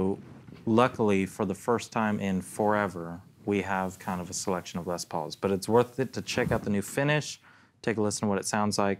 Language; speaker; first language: English; native; English